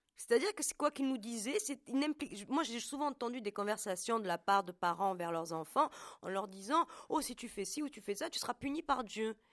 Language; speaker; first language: French; native; French